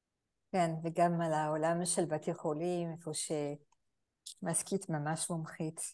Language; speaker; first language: Hebrew; non-native, fluent; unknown